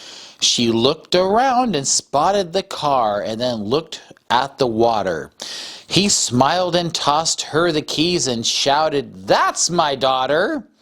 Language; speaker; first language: English; native; English